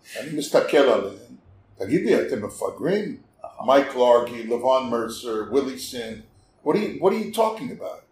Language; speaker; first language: Hebrew; native; Hebrew